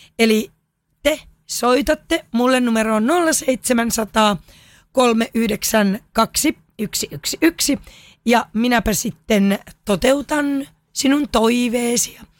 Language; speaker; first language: Finnish; native; Finnish